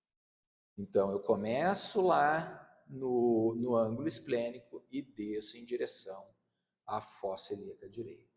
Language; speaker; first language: Portuguese; native; Portuguese